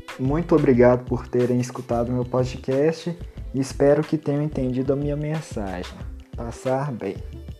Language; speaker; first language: Portuguese; native; Portuguese